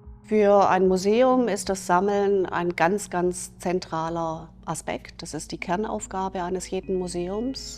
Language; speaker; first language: German; native; German